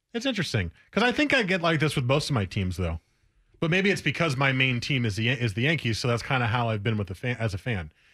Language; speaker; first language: English; native; English